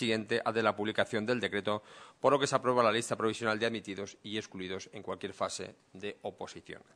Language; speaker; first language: Spanish; native; Spanish